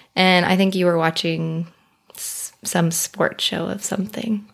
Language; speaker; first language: English; native; English